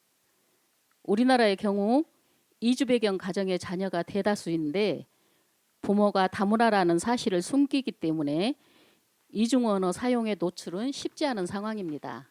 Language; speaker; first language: Korean; native; Korean